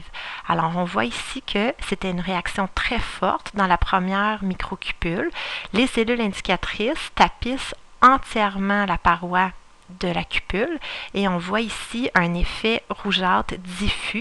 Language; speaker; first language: French; native; French